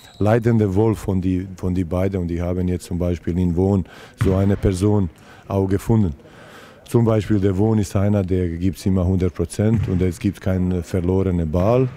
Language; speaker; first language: German; non-native, fluent; Serbian